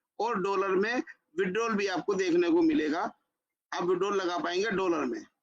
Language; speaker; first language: Hindi; native; Hindi